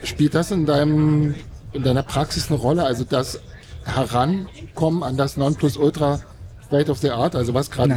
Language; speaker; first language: German; native; German